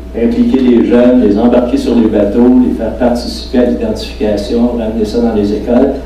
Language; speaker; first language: French; native; French